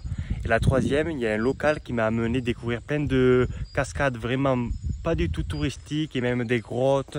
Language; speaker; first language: French; native; French